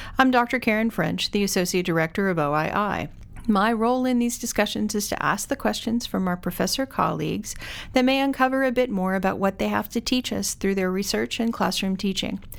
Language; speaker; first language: English; native; English